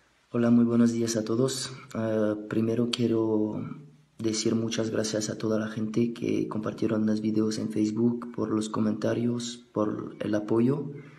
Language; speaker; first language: Spanish; non-native, fluent; French